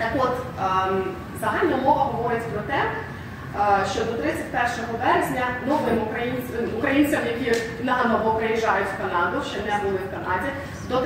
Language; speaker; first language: Ukrainian; native; Ukrainian